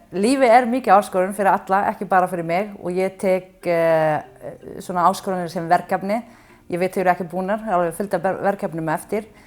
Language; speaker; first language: Icelandic; non-native, fluent; Arabic